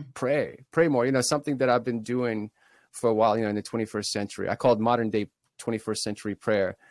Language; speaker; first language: English; early bilingual, other home language; Russian